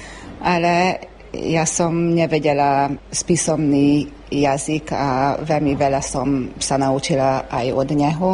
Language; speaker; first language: Slovak; early bilingual, heritage; Slovak